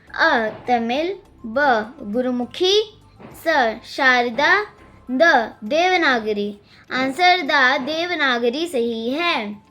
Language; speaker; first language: Hindi; non-native, local second language; Telugu